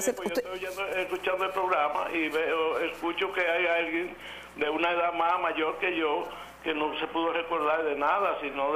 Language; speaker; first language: Spanish; native; Spanish